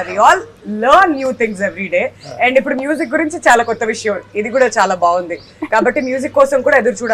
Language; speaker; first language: Telugu; native; Telugu